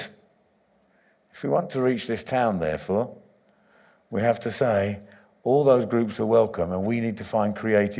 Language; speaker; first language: English; native; English